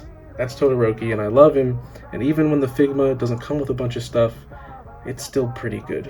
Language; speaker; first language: English; native; English